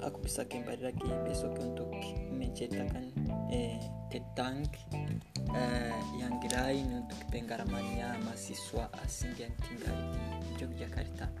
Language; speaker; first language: Indonesian; non-native, learner; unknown